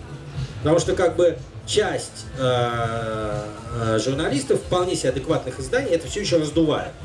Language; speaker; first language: Russian; native; Russian